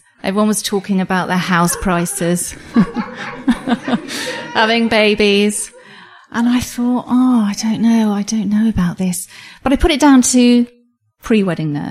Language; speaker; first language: English; native; English